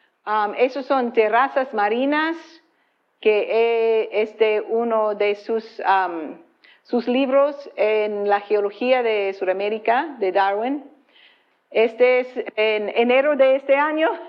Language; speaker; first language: Spanish; non-native, fluent; English